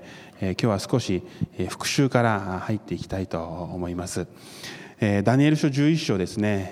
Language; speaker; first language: Japanese; non-native, fluent; Korean